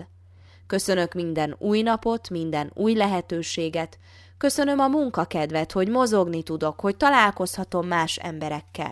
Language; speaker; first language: Hungarian; native; Hungarian